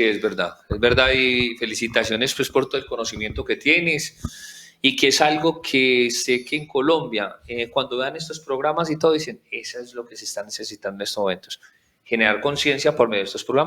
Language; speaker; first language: Spanish; native; Spanish